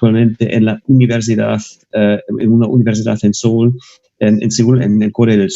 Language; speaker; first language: Spanish; non-native, fluent; German